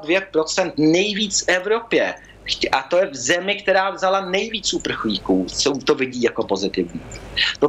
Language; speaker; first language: Czech; early bilingual, heritage; Czech